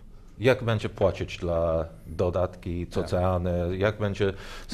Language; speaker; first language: Polish; non-native, learner; English